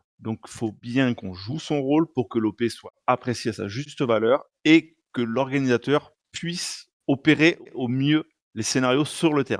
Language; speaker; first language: French; native; French